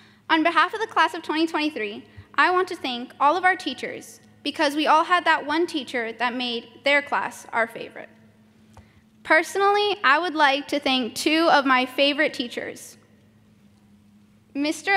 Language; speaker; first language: English; early bilingual, other home language; Spanish